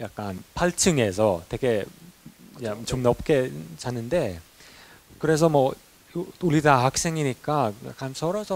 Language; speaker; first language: Korean; non-native, fluent; Finnish